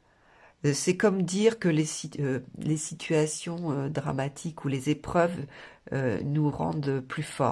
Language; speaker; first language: French; native; French